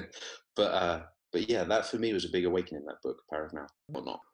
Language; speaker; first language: English; native; English